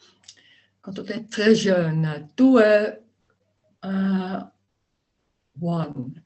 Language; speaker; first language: French; non-native, learner; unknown